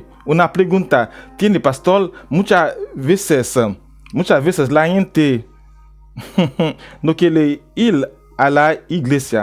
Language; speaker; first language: Spanish; non-native, learner; Haitian Creole